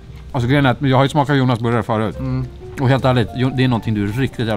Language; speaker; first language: Swedish; native; Swedish